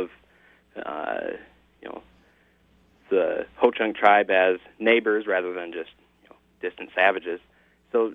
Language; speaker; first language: English; native; English